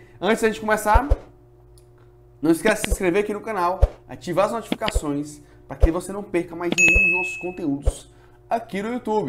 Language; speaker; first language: Portuguese; native; Portuguese